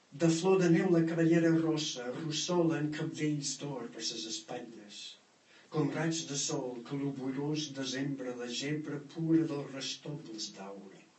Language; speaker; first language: Catalan; non-native, fluent; English